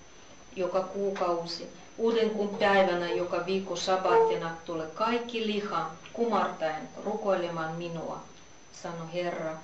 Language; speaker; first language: Finnish; non-native, learner; Russian